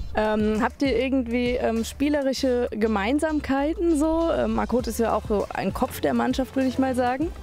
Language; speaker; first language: German; native; German